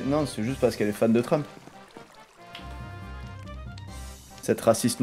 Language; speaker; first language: French; native; French